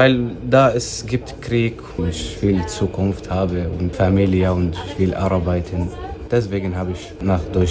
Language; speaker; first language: German; non-native, learner; Arabic